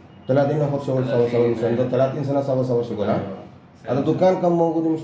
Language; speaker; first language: Arabic; non-native, learner; Malayalam